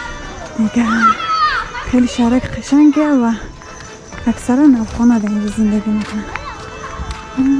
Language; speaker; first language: Persian; native; Persian